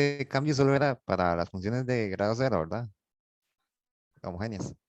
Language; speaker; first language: Spanish; native; Spanish